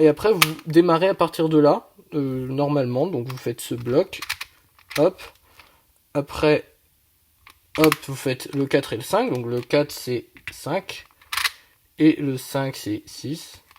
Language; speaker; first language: French; native; French